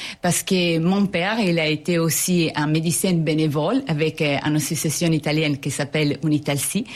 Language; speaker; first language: French; non-native, fluent; Italian